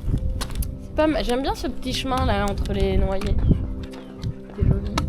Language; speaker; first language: French; native; French